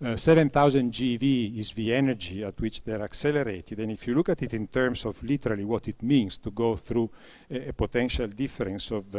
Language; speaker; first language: English; non-native, fluent; Italian